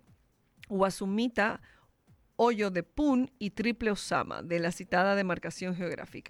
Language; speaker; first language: Spanish; native; Spanish